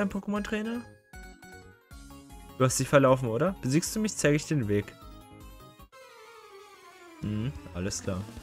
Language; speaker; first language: German; native; German